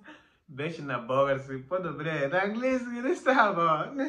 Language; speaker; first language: Bulgarian; non-native, learner; Macedonian